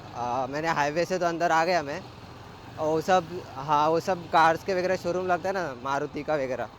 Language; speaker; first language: Hindi; non-native, local second language; Marathi